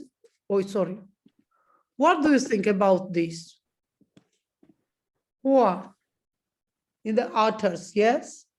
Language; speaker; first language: English; non-native, learner; Georgian